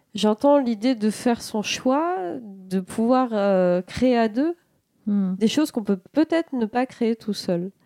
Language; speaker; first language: French; native; French